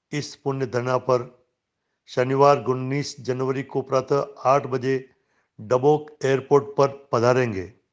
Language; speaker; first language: Hindi; native; Hindi